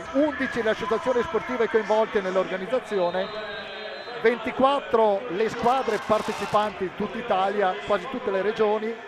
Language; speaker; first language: Italian; native; Italian